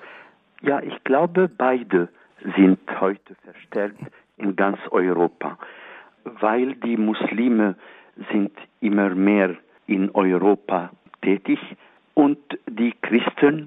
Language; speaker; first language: German; non-native, fluent; Arabic